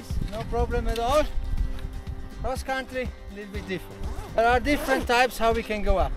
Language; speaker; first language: English; non-native, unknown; German